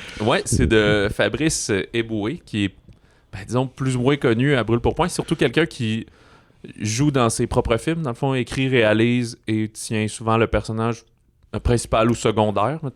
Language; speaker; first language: French; native; French